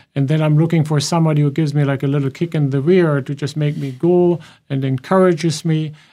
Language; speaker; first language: English; non-native, fluent; German